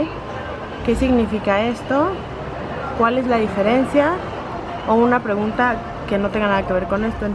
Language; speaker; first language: Spanish; native; Spanish